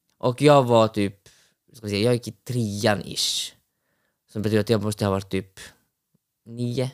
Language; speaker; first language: Swedish; early bilingual, other home language; Finnish